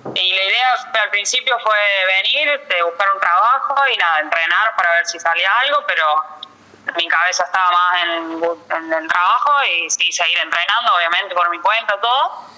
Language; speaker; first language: Spanish; native; Spanish